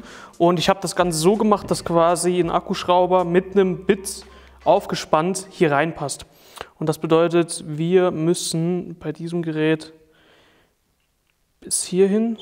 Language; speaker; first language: German; native; German